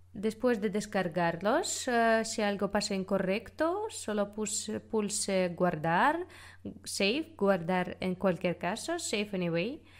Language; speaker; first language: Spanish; non-native, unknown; Russian